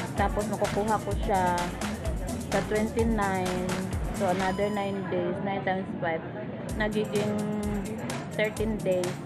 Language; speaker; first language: Filipino; non-native, local second language; Cebuano